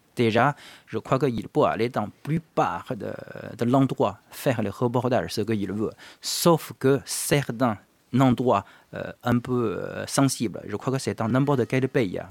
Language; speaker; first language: French; non-native, fluent; Chinese